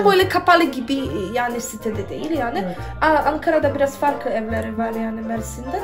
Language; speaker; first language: Turkish; non-native, learner; Polish